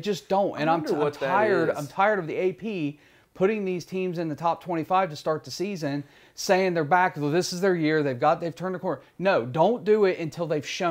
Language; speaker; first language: English; native; English